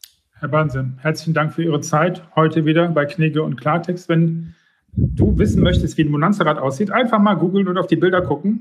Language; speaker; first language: German; native; German